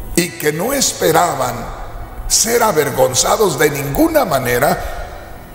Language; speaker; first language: Spanish; native; Spanish